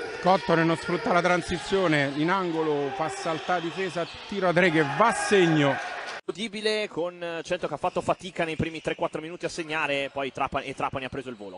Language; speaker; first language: Italian; native; Italian